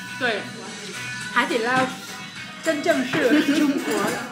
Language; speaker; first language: Chinese; non-native, fluent; Vietnamese